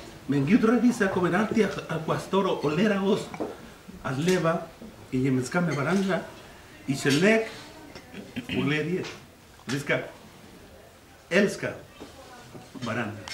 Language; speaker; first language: Swedish; non-native, learner; Spanish